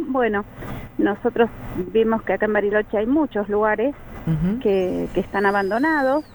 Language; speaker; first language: Spanish; native; Spanish